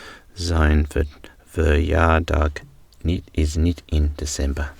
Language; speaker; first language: Dutch; non-native, learner; English